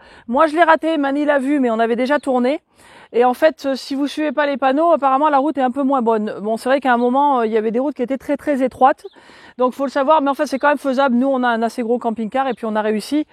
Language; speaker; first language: French; native; French